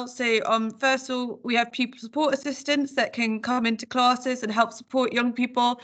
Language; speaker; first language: English; native; English